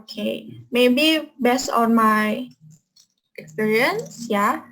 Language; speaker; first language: English; non-native, fluent; Indonesian